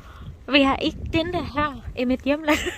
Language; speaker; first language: Danish; non-native, learner; Filipino